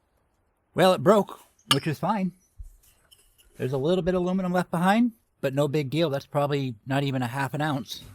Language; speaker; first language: English; native; English